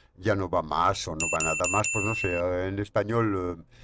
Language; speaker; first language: Spanish; non-native, fluent; French